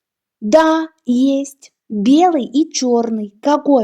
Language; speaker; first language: Russian; non-native, fluent; Uzbek